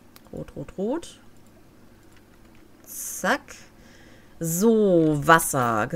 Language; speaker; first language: German; native; German